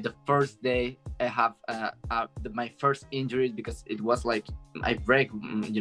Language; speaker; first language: English; non-native, learner; Spanish